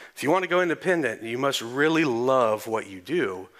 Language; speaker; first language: English; native; English